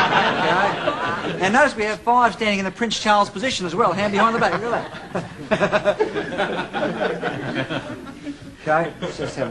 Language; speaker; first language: English; native; English